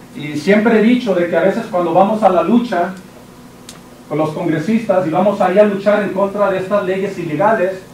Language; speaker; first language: Spanish; early bilingual, heritage; Spanish